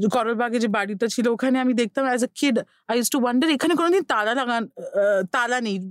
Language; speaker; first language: Bangla; early bilingual, heritage; Bangla